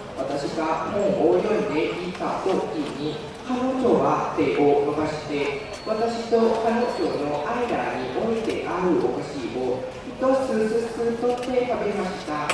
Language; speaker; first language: Japanese; non-native, learner; Lao